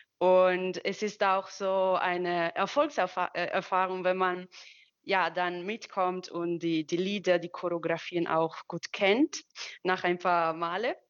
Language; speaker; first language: German; non-native, fluent; Italian